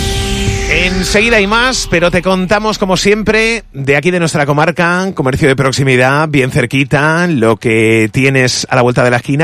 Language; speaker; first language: Spanish; native; Spanish